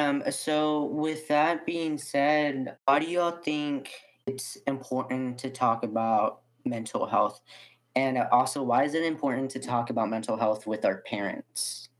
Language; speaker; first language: English; early bilingual, other home language; Spanish